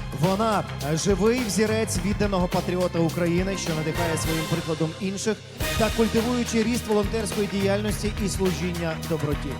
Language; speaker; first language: Ukrainian; native; Ukrainian